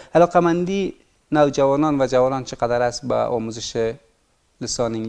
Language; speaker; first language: Persian; native; Persian